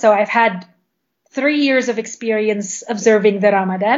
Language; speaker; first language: English; non-native, fluent; Indonesian